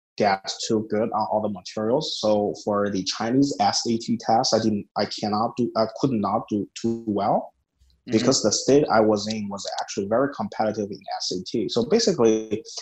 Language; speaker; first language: English; non-native, fluent; Chinese